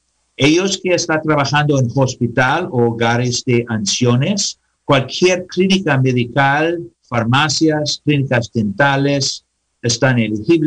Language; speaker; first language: Spanish; non-native, learner; English